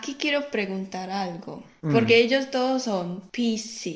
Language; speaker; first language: Spanish; non-native, fluent; Chinese